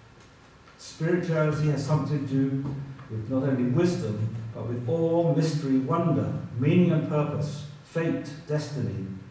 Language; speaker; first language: English; native; English